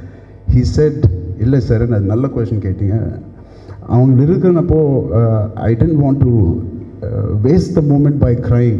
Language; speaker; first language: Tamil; non-native, learner; Telugu